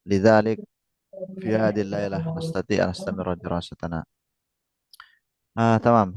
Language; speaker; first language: Arabic; non-native, fluent; Indonesian